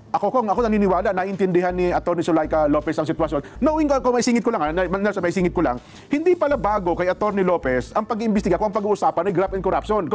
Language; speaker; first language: Filipino; native; Filipino